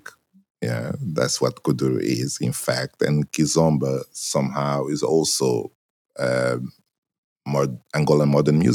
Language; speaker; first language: English; non-native, fluent; Portuguese